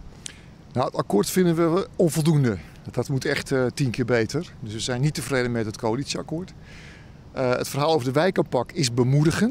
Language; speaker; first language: Dutch; native; Dutch